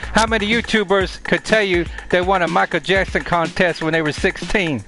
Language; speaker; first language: English; native; English